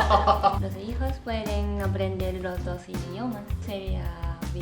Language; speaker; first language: Spanish; non-native, learner; Japanese